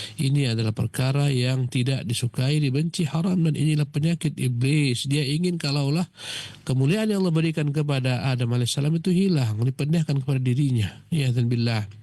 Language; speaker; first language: Malay; native; Malay